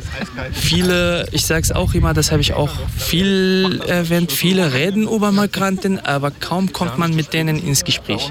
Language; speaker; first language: German; non-native, fluent; Kurdish